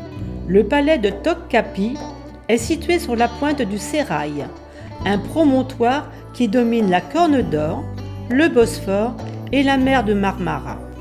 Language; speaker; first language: French; native; French